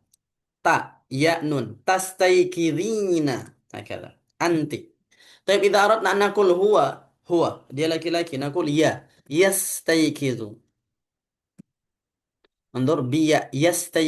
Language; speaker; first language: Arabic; non-native, fluent; Indonesian